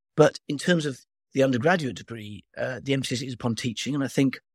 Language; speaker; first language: English; native; English